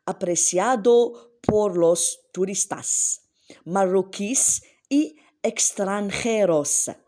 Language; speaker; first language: Spanish; non-native, learner; Arabic